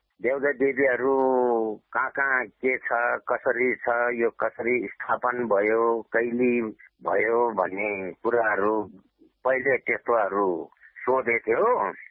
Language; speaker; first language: Nepali; non-native, local second language; Gurung